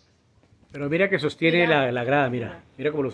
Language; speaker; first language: Spanish; native; Spanish